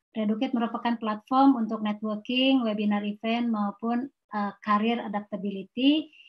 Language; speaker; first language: Indonesian; non-native, local second language; Sundanese